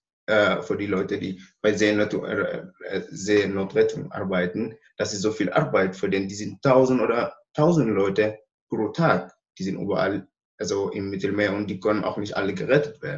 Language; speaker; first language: German; non-native, learner; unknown